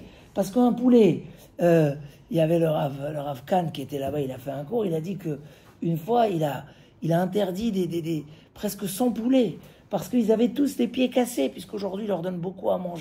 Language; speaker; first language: French; native; French